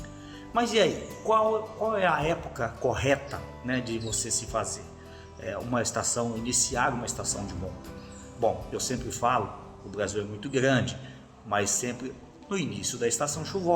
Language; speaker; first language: Portuguese; native; Portuguese